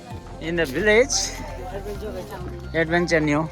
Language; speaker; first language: English; non-native, local second language; Nepali